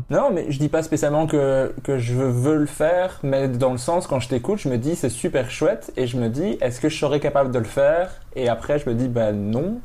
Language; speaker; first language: French; native; French